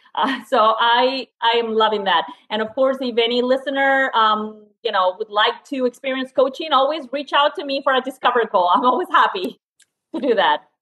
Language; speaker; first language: English; non-native, fluent; Spanish